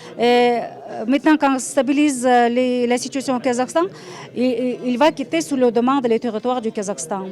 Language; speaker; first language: French; non-native, fluent; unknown